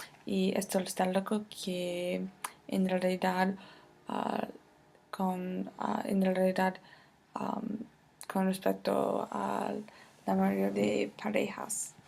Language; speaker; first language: Spanish; non-native, fluent; English